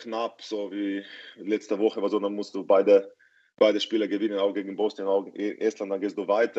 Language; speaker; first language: German; non-native, fluent; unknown